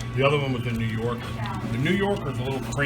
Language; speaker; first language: English; native; English